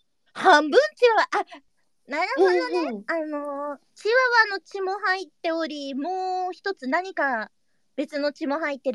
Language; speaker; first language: Japanese; native; Japanese